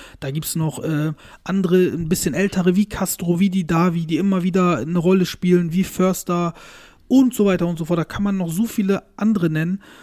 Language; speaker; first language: German; early bilingual, other home language; Turkish